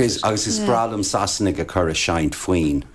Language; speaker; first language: Irish; native; Irish